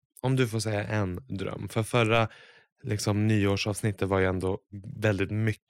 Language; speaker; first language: Swedish; native; Swedish